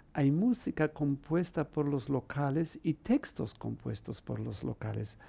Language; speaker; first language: Spanish; non-native, fluent; Polish